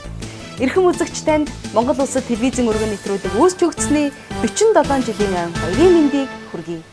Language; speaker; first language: Mongolian; native; Mongolian